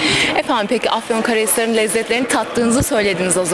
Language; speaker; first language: Turkish; native; Turkish